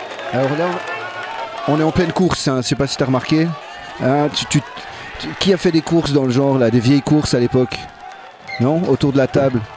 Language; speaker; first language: French; native; French